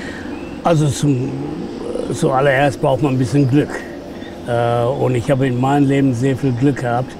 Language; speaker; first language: German; non-native, fluent; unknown